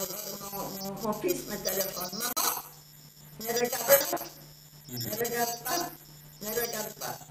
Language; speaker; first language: French; non-native, fluent; Hungarian